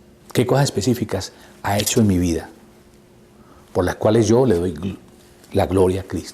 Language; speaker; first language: Spanish; native; Spanish